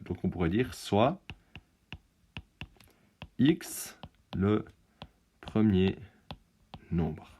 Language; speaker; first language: French; native; French